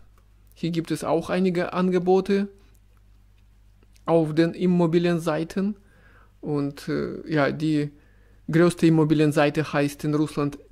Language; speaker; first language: German; non-native, fluent; Russian